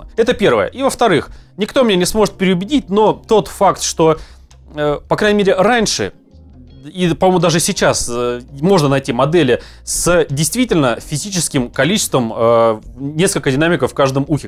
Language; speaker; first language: Russian; native; Russian